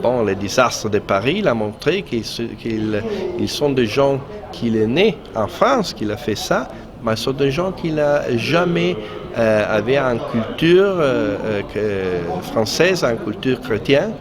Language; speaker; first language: French; non-native, fluent; Italian